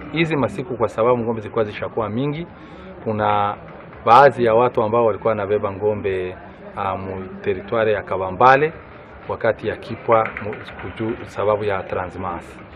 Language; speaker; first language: Swahili; non-native, local second language; Kinyarwanda